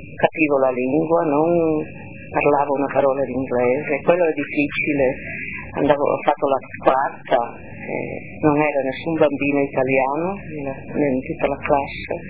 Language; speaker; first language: Italian; non-native, local second language; Venetian